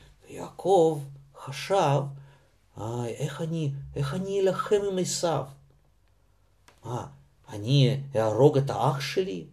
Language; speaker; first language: Hebrew; non-native, fluent; Russian